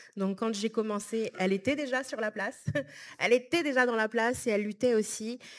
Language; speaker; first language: French; native; French